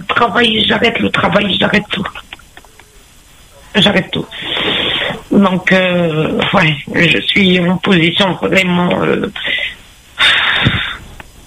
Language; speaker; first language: French; non-native, local second language; Arabic